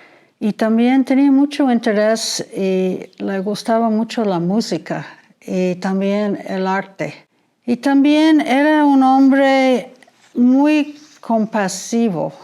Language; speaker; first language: Spanish; non-native, fluent; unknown